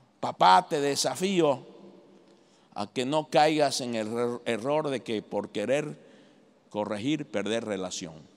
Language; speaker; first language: Spanish; native; Spanish